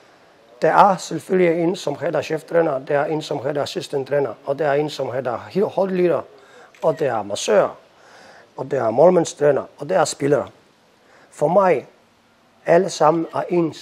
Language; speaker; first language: Danish; non-native, fluent; Polish